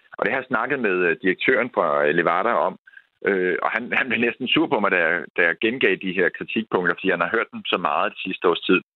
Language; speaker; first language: Danish; native; Danish